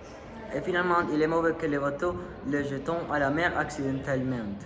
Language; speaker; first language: French; non-native, learner; Spanish